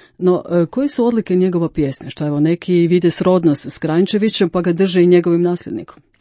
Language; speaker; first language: Croatian; native; Croatian